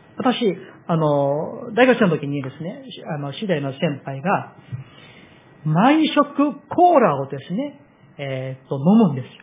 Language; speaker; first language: Japanese; non-native, fluent; Korean